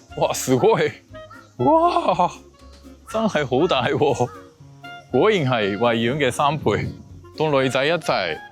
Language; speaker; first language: Cantonese; non-native, fluent; Japanese